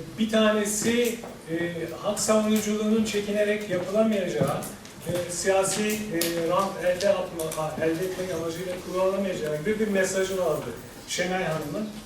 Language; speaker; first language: Turkish; native; Turkish